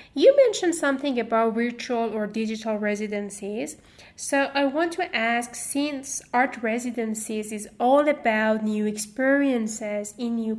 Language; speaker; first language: English; non-native, fluent; Persian